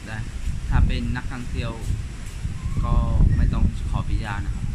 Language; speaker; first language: Thai; non-native, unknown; Vietnamese